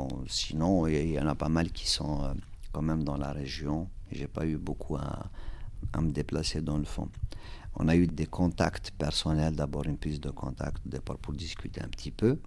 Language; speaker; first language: French; non-native, local second language; Kabyle